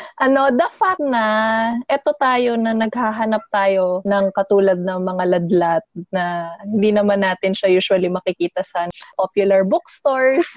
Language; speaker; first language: Filipino; native; Filipino